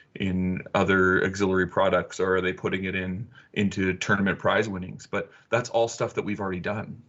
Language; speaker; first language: English; native; English